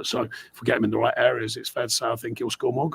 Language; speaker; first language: English; native; English